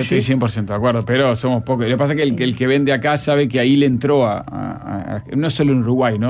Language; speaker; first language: Spanish; native; Spanish